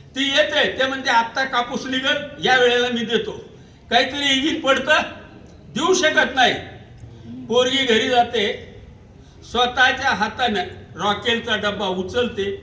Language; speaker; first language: Marathi; non-native, local second language; Urdu